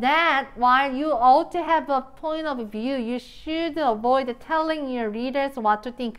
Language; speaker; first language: English; non-native, fluent; Korean